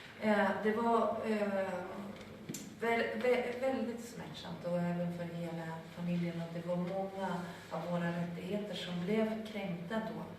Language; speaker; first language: Swedish; non-native, fluent; Spanish